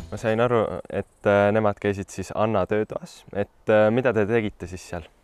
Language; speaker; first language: Estonian; native; Estonian